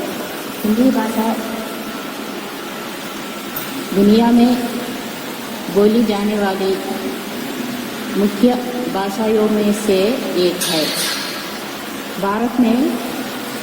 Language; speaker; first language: Hindi; non-native, local second language; Telugu